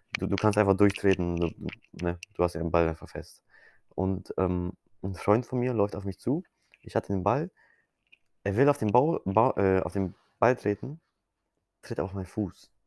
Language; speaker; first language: German; early bilingual, other home language; Polish